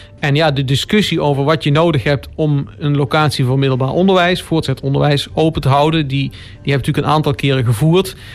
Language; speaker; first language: Dutch; native; Dutch